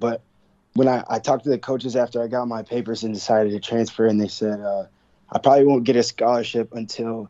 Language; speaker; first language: English; native; English